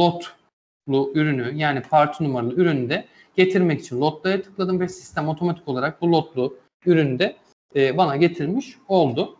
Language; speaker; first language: Turkish; native; Turkish